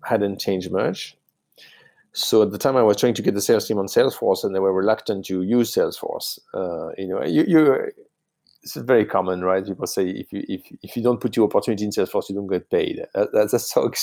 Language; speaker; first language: English; non-native, fluent; French